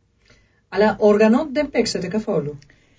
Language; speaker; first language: Greek; non-native, learner; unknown